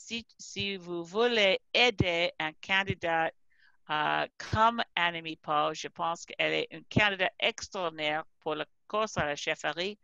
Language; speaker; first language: French; non-native, fluent; English